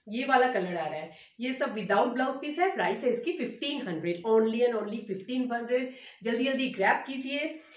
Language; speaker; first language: Hindi; non-native, local second language; Bangla